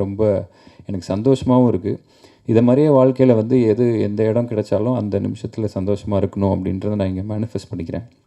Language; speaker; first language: Tamil; native; Tamil